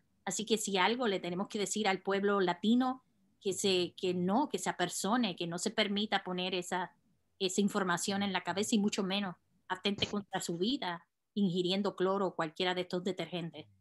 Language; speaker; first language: Spanish; native; Spanish